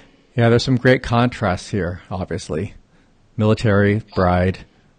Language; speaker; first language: English; native; English